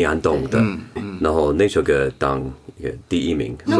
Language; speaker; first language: Chinese; non-native, learner; English